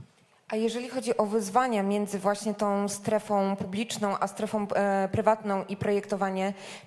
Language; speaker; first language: Polish; native; Polish